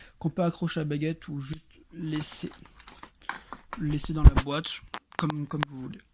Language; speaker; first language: French; native; French